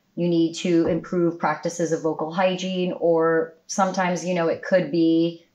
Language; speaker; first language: English; native; English